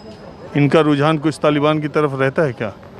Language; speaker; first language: Hindi; native; Hindi